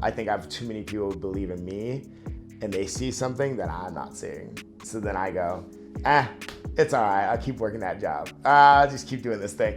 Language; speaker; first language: English; native; English